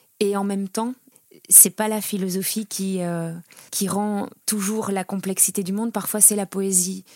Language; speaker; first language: French; native; French